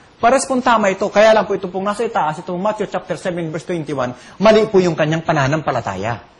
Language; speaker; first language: Filipino; non-native, local second language; Bikol